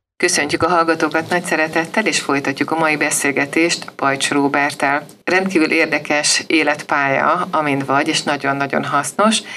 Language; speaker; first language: Hungarian; native; Hungarian